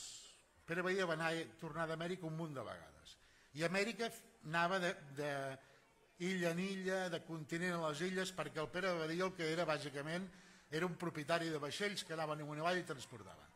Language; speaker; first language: Catalan; native; Catalan